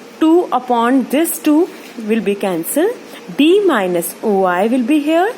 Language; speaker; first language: English; non-native, local second language; Hindi